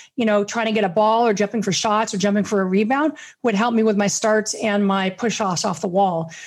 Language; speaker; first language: English; native; English